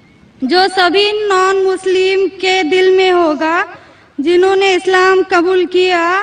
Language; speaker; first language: Hindi; non-native, local second language; Marathi